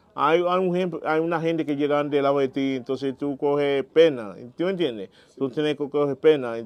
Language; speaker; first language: Spanish; non-native, learner; Haitian Creole